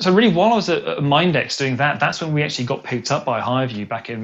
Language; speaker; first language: English; native; English